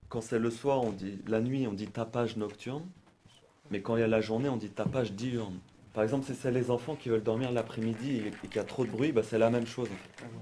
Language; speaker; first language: French; native; French